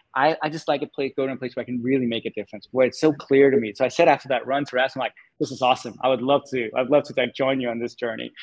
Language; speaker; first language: English; non-native, fluent; Danish